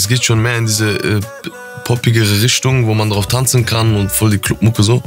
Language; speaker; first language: German; early bilingual, other home language; Turkish